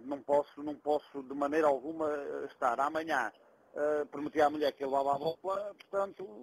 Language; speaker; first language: Portuguese; native; Portuguese